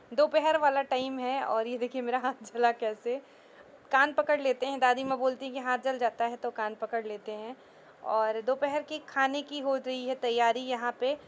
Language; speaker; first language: Hindi; native; Hindi